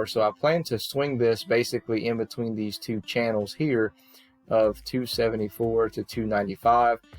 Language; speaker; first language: English; native; English